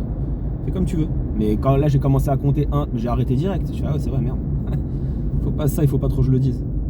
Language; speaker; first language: French; native; French